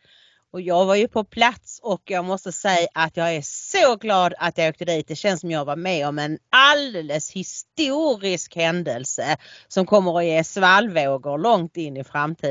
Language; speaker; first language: Swedish; native; Swedish